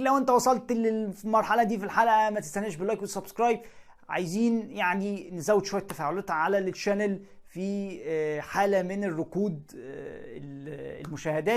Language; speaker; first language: Arabic; native; Arabic